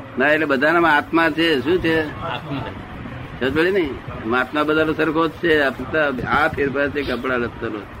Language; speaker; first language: Gujarati; native; Gujarati